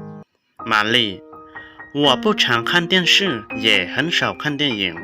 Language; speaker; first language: Chinese; non-native, fluent; Lao